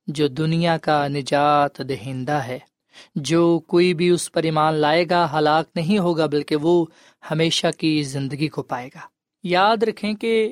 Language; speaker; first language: Urdu; non-native, local second language; Punjabi